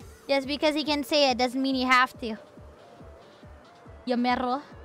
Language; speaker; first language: English; non-native, fluent; Indonesian